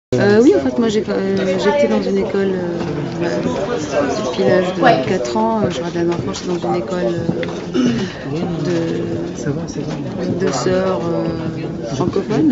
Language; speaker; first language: French; non-native, fluent; Arabic